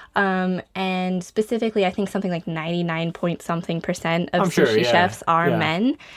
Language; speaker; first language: English; native; English